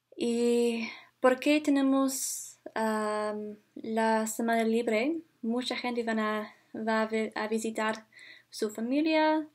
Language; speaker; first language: Spanish; non-native, learner; English